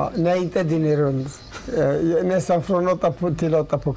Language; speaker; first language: Swedish; non-native, learner; Turoyo